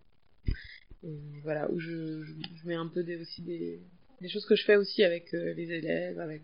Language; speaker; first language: French; native; French